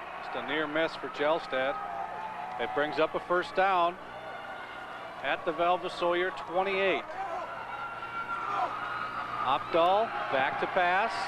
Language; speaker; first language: English; native; English